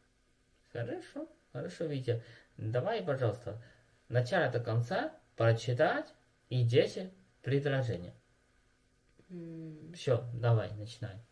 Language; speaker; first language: Russian; non-native, learner; Chinese